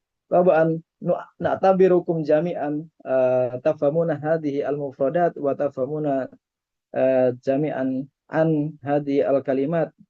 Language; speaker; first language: Arabic; non-native, fluent; Indonesian